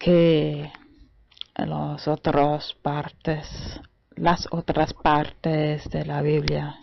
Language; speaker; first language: Spanish; non-native, fluent; German